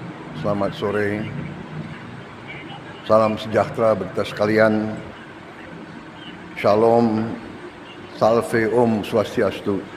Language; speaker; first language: Indonesian; native; Indonesian